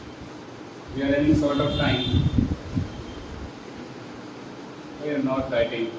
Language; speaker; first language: English; non-native, local second language; Hindi